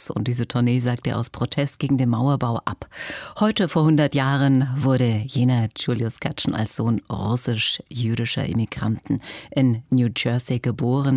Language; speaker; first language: German; native; German